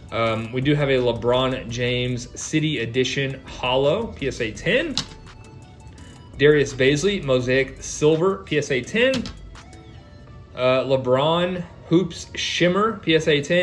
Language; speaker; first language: English; native; English